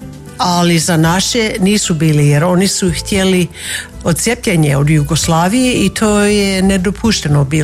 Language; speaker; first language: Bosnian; non-native, fluent; English